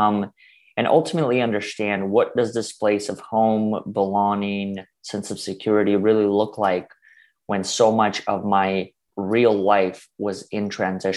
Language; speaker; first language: English; early bilingual, other home language; Russian